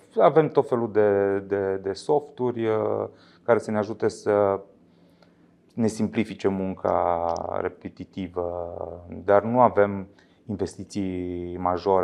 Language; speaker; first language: Romanian; native; Romanian